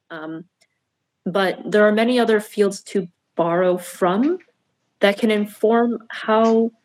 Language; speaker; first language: English; native; English